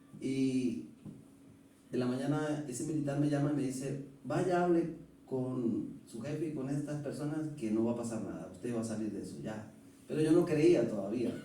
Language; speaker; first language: Spanish; native; Spanish